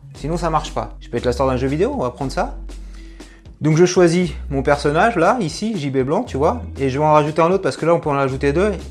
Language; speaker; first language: French; native; French